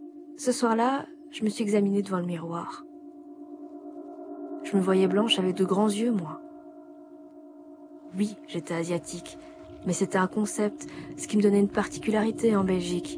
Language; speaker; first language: French; native; French